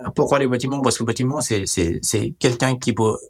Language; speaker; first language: French; non-native, learner; Nepali